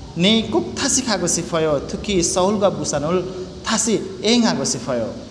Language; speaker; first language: Korean; non-native, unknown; Nepali